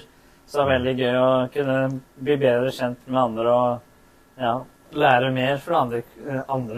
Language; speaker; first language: Norwegian; early bilingual, other home language; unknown